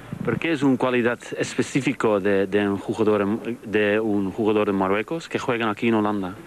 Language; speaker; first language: Spanish; non-native, learner; Dutch